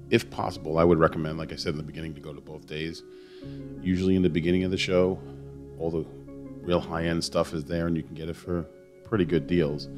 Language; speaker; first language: English; native; English